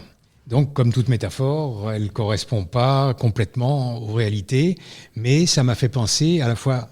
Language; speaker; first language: French; native; French